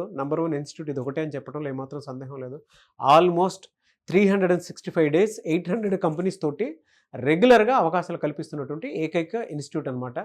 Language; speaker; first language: Telugu; native; Telugu